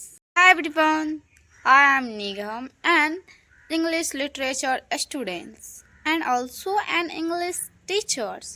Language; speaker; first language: English; non-native, local second language; Hindi